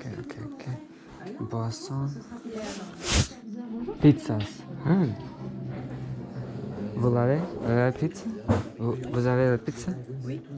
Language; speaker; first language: French; non-native, learner; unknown